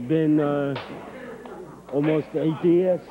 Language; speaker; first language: English; non-native, learner; Japanese